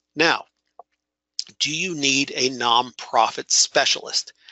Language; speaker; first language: English; native; English